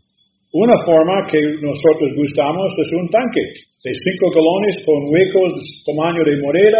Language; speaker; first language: Spanish; non-native, learner; English